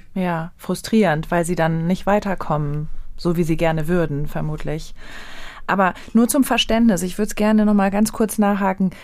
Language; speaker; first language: German; native; German